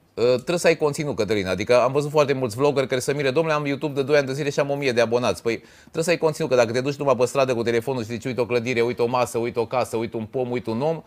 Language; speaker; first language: Romanian; native; Romanian